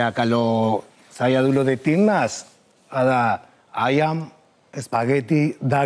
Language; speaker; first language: Indonesian; non-native, fluent; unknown